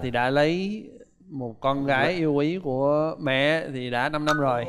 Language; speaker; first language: Vietnamese; non-native, fluent; English